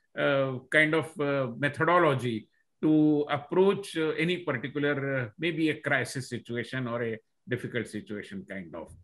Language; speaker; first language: English; non-native, local second language; Marathi